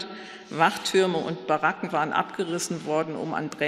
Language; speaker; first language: German; native; German